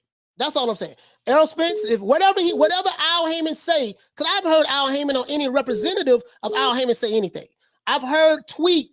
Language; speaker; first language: English; native; English